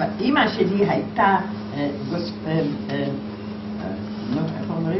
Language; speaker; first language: Hebrew; non-native, fluent; Polish